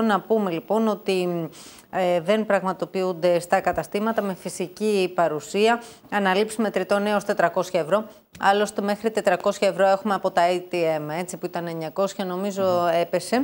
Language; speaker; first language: Greek; native; Greek